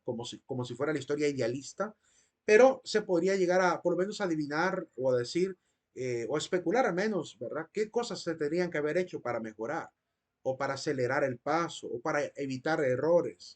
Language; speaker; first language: Spanish; native; Spanish